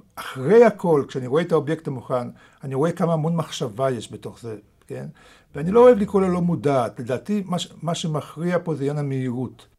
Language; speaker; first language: Hebrew; early bilingual, other home language; Russian